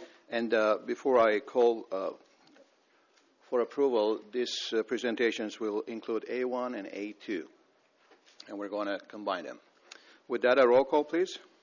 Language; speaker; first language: English; native; English